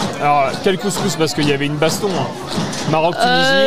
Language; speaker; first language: French; native; French